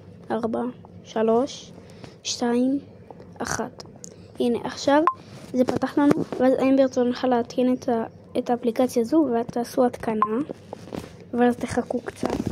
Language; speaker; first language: Hebrew; native; Hebrew